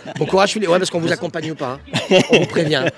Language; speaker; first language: French; native; French